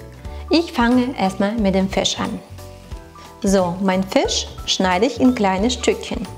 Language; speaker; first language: German; non-native, fluent; Russian